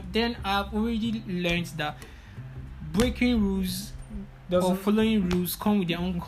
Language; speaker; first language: English; non-native, local second language; Igbo